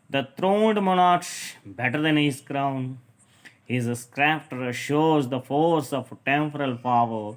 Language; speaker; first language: English; non-native, local second language; Kannada